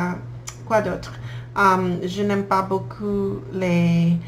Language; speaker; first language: French; non-native, learner; English